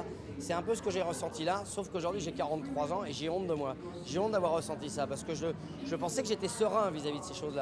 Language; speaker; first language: French; native; French